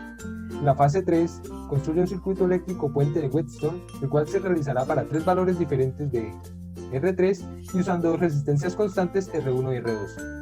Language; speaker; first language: Spanish; native; Spanish